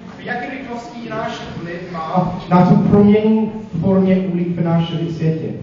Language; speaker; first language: Czech; non-native, fluent; English